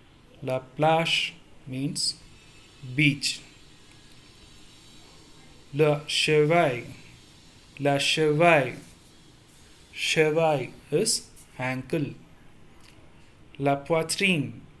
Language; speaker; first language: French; non-native, learner; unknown